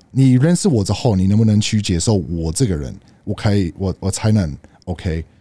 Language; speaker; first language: Chinese; non-native, fluent; English